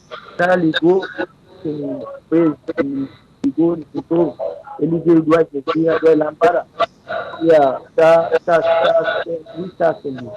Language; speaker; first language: Portuguese; non-native, local second language; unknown